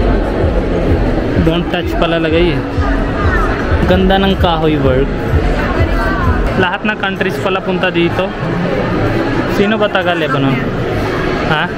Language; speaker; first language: Filipino; non-native, learner; Hindi